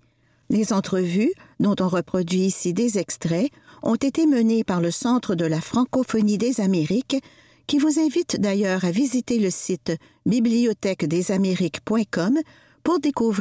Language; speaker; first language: French; native; French